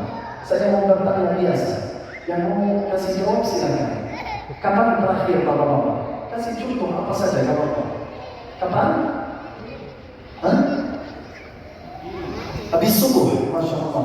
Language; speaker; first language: Indonesian; non-native, fluent; Arabic